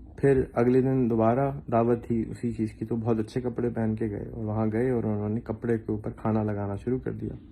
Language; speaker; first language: Urdu; native; Urdu